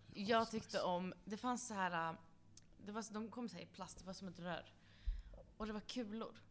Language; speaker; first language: Swedish; early bilingual, other home language; Kurdish